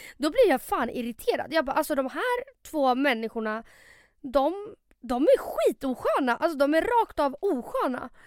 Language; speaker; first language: Swedish; early bilingual, other home language; Spanish